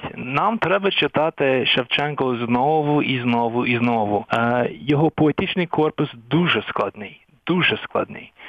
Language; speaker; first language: Ukrainian; non-native, fluent; English